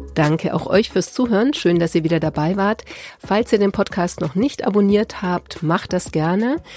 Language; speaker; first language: German; native; German